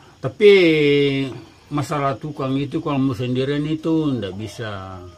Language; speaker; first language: Indonesian; non-native, local second language; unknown